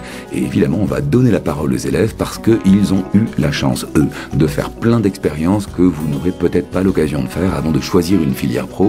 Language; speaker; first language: French; native; French